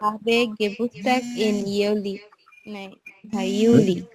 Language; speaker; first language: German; non-native, learner; Bangla